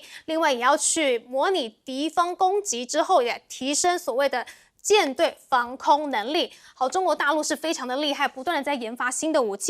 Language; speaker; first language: Chinese; native; Chinese